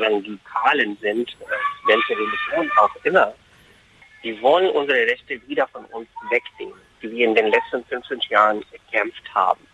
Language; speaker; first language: German; non-native, fluent; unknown